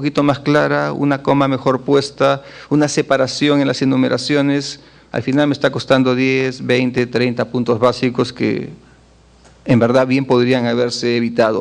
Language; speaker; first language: Spanish; native; Spanish